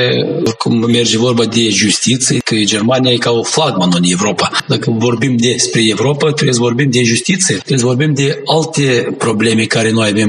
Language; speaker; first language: Romanian; non-native, local second language; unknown